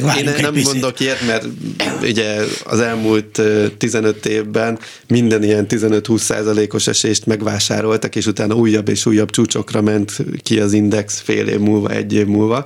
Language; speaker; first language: Hungarian; native; Hungarian